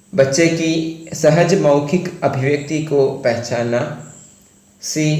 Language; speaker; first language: Hindi; non-native, local second language; Malayalam